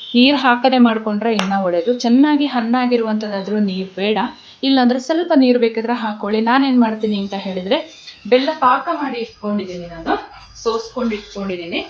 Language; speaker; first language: Kannada; non-native, local second language; Kodava